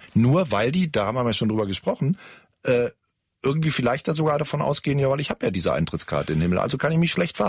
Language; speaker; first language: German; native; German